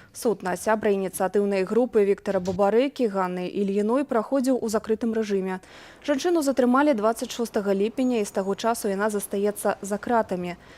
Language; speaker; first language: Belarusian; native; Belarusian